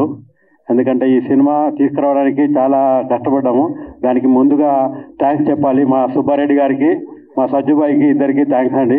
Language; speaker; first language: Telugu; native; Telugu